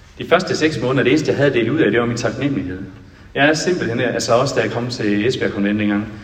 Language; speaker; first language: Danish; native; Danish